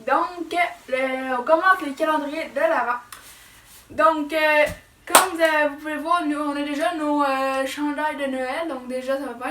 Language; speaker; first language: French; native; French